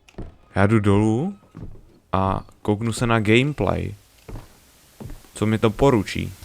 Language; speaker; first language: Czech; native; Czech